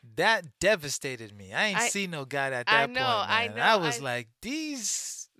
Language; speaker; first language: English; early bilingual, other home language; Haitian Creole